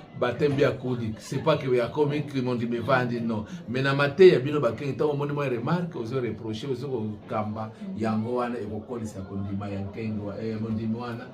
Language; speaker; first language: Lingala; non-native, local second language; Kongo